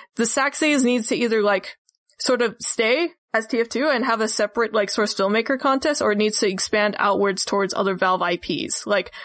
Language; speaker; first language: English; native; English